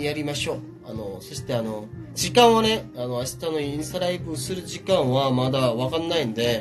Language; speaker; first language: Japanese; non-native, fluent; Korean